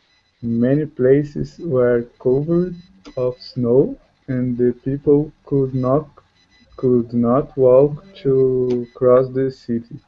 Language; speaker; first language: English; non-native, learner; Portuguese